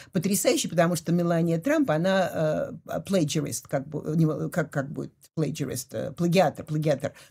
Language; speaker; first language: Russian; native; Russian